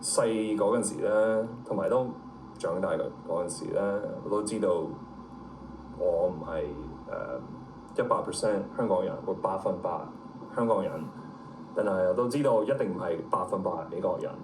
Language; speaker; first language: Cantonese; early bilingual, heritage; Cantonese